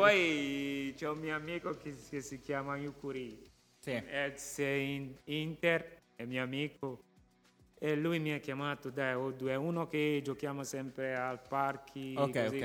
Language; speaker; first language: Italian; non-native, local second language; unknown